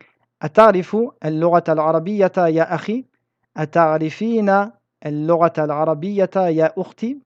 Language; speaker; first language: Arabic; non-native, fluent; French